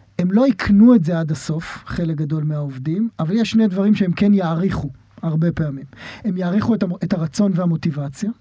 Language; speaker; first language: Hebrew; native; Hebrew